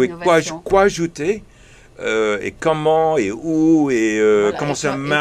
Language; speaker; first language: French; early bilingual, heritage; English